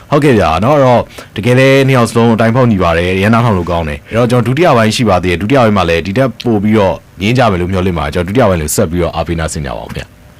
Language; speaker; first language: Burmese; native; Burmese